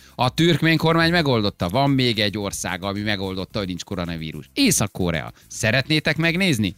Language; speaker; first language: Hungarian; native; Hungarian